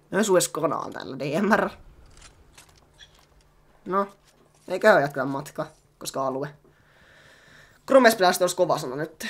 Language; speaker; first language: Finnish; native; Finnish